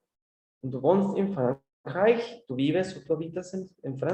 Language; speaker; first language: German; non-native, learner; Spanish